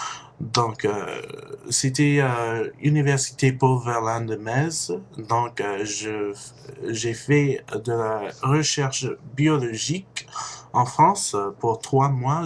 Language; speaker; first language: French; non-native, fluent; English